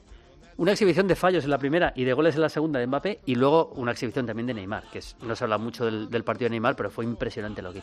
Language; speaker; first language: Spanish; native; Spanish